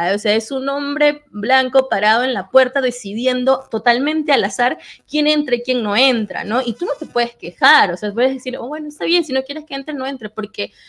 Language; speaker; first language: Spanish; native; Spanish